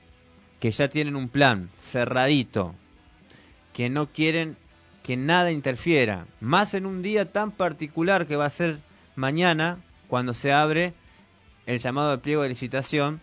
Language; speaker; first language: Spanish; native; Spanish